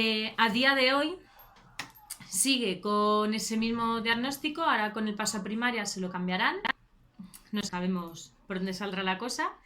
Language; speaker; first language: Spanish; native; Spanish